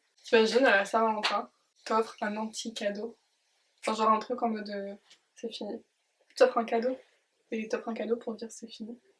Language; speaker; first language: French; native; French